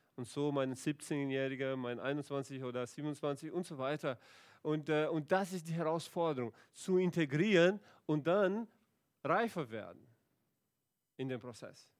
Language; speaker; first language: German; non-native, fluent; Portuguese